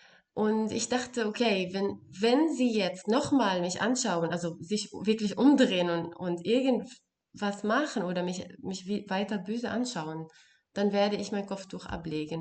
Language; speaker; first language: German; non-native, fluent; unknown